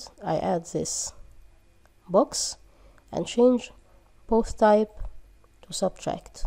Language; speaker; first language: English; non-native, fluent; Arabic